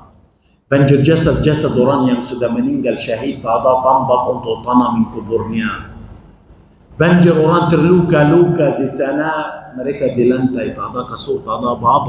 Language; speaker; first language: Indonesian; non-native, fluent; Arabic